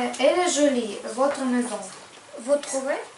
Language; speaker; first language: French; non-native, learner; Ukrainian